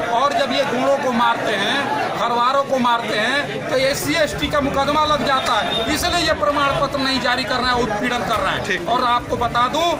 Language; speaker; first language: Hindi; native; Hindi